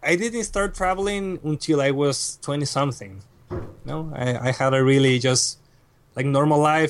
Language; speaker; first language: English; non-native, fluent; Spanish